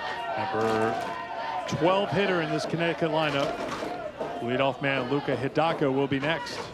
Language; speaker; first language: English; native; English